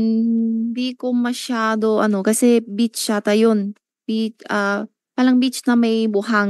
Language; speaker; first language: Filipino; non-native, learner; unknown